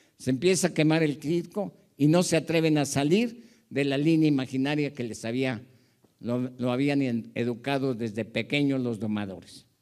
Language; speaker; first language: Spanish; early bilingual, other home language; Japanese